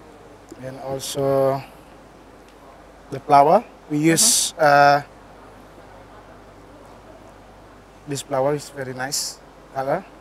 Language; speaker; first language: English; non-native, learner; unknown